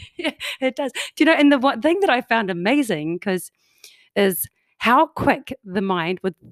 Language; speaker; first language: English; native; English